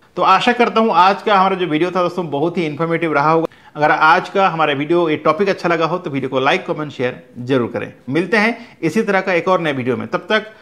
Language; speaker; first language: Hindi; native; Hindi